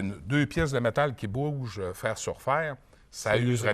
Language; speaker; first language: French; native; French